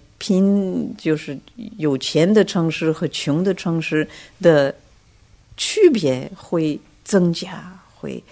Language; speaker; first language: Chinese; non-native, fluent; French